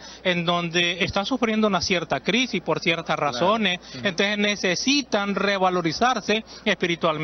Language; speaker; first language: Spanish; native; Spanish